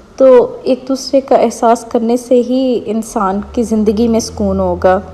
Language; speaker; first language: Urdu; native; Urdu